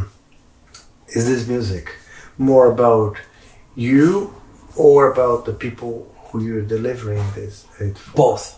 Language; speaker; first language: English; non-native, fluent; Portuguese